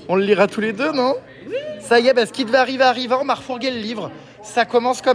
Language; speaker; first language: French; native; French